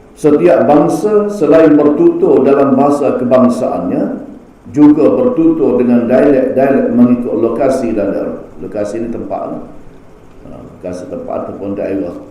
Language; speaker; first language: Malay; native; Malay